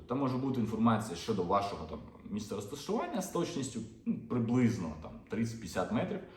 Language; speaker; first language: Ukrainian; non-native, local second language; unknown